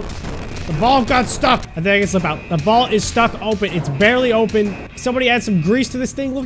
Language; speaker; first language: English; native; English